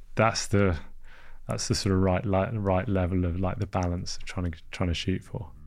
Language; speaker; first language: English; native; English